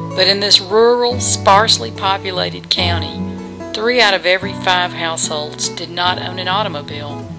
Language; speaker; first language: English; native; English